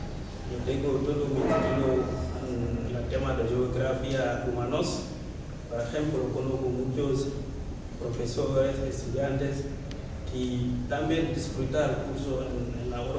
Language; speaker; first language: Spanish; non-native, learner; Wolof